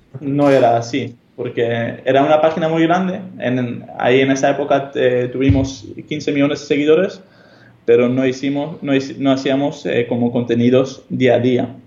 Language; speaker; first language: Spanish; non-native, fluent; Hebrew